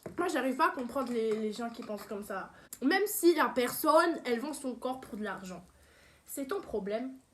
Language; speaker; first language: French; early bilingual, other home language; Portuguese